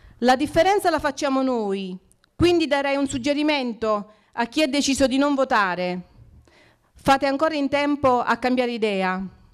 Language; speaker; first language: Italian; native; Italian